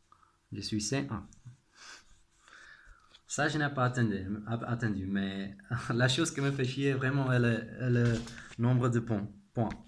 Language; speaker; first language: French; non-native, fluent; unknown